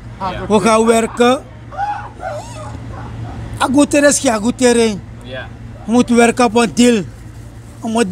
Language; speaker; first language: Dutch; non-native, local second language; Sranan Tongo